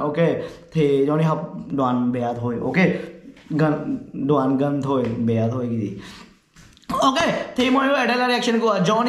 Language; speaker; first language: Vietnamese; non-native, learner; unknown